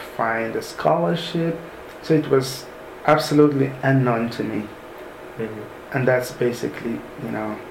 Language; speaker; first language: English; non-native, fluent; Arabic